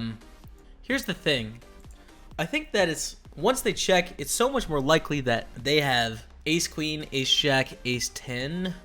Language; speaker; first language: English; native; English